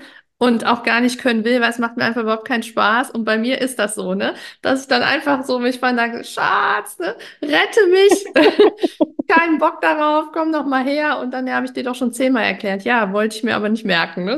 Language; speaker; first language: German; native; German